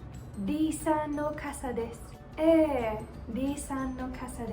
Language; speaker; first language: Japanese; non-native, fluent; English